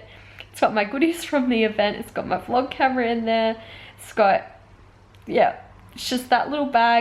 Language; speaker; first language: English; native; English